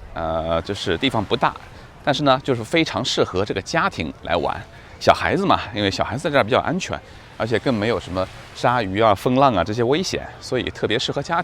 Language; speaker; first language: Chinese; native; Chinese